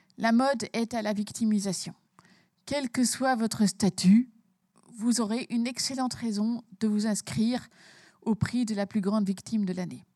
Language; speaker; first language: French; early bilingual, heritage; French